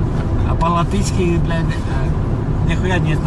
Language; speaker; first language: Russian; native; Russian